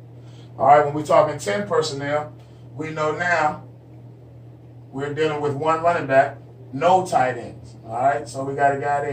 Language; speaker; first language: English; native; English